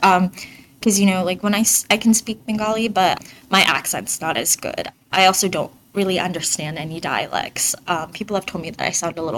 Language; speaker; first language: English; early bilingual, other home language; Bangla